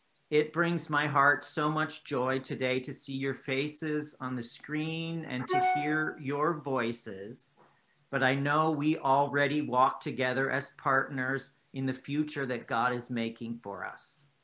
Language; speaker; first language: English; native; English